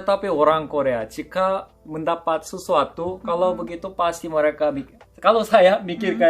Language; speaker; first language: Indonesian; non-native, fluent; Korean